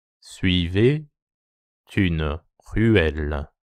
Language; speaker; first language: French; non-native, fluent; Japanese